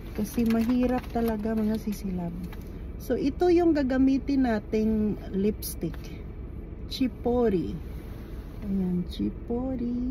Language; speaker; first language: Filipino; non-native, local second language; Cebuano